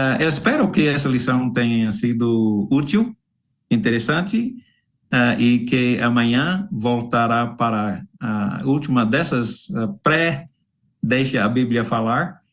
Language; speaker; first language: Portuguese; non-native, fluent; English